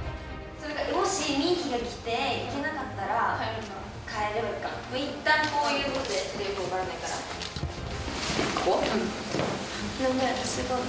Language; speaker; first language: Japanese; native; Japanese